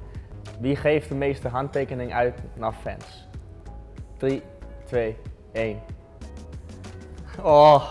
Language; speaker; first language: Dutch; non-native, learner; Danish